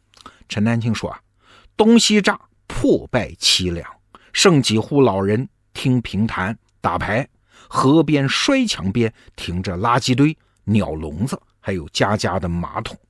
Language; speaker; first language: Chinese; native; Chinese